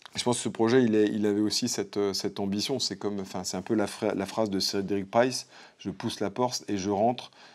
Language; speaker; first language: French; native; French